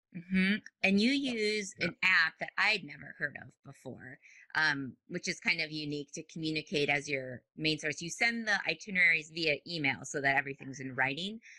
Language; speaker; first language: English; native; English